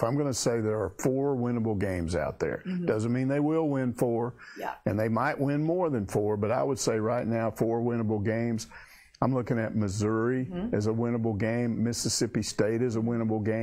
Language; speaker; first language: English; native; English